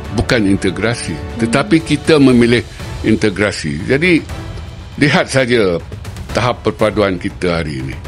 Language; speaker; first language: Malay; native; Malay